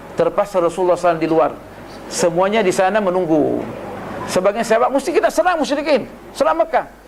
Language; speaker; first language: Malay; non-native, local second language; Buginese